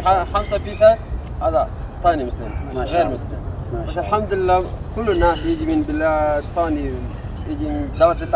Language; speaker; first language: Arabic; non-native, learner; Oromo